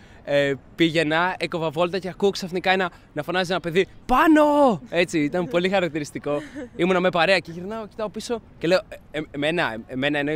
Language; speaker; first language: Greek; native; Greek